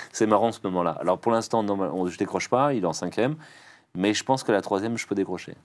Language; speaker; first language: French; native; French